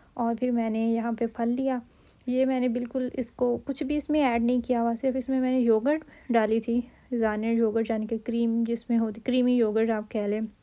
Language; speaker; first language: Urdu; native; Urdu